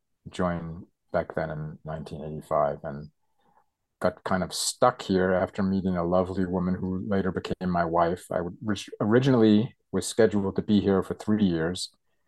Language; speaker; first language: English; native; English